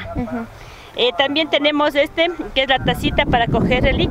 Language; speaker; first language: Spanish; native; Spanish